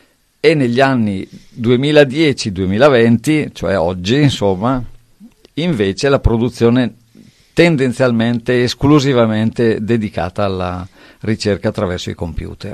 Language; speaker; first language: Italian; native; Italian